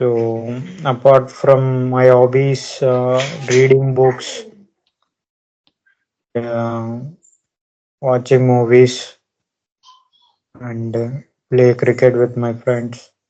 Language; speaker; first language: English; non-native, learner; Telugu